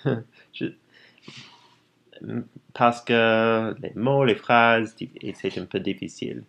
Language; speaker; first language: French; non-native, learner; English